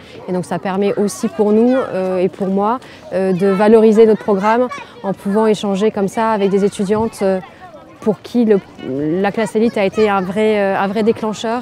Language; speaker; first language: French; native; French